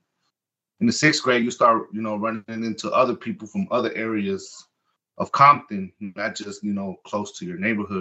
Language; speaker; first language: English; early bilingual, other home language; Spanish